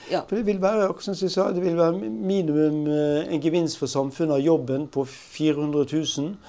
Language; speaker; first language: Norwegian; native; Norwegian